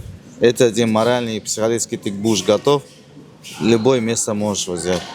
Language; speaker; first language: Russian; non-native, learner; Uzbek